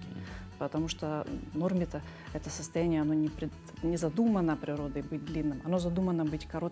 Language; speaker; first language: Russian; native; Russian